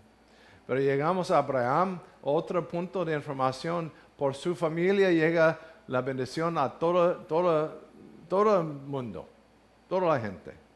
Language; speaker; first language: Spanish; non-native, fluent; English